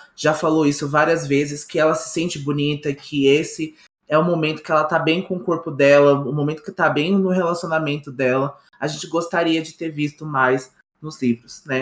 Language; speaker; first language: Portuguese; native; Portuguese